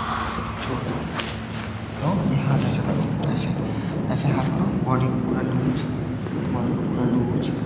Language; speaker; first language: Hindi; native; Hindi